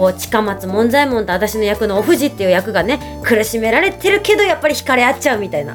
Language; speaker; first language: Japanese; native; Japanese